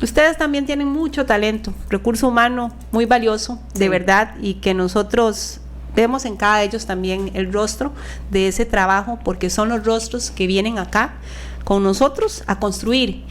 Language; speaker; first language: Spanish; native; Spanish